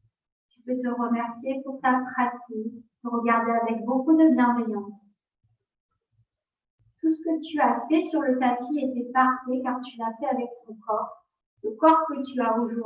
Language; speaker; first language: French; native; French